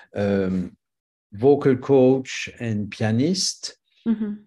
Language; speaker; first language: English; non-native, fluent; French